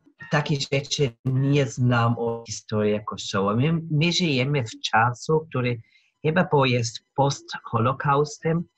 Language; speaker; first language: Polish; non-native, learner; German